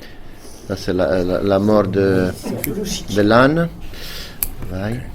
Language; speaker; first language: French; non-native, fluent; Italian